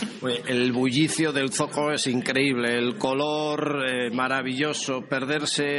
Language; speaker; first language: Spanish; native; Spanish